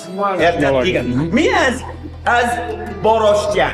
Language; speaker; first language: Hungarian; non-native, learner; Arabic